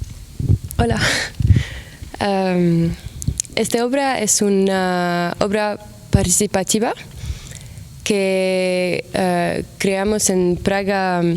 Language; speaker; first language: Spanish; non-native, fluent; Arabic